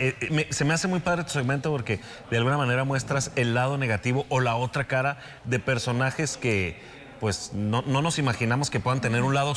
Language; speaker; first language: Spanish; native; Spanish